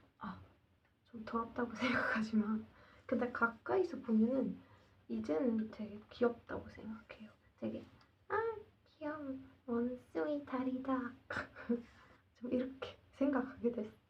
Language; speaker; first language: Korean; non-native, learner; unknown